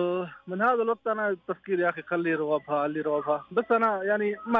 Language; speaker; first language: Arabic; non-native, learner; Urdu